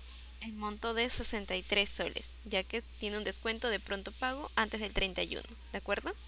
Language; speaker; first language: Spanish; native; Spanish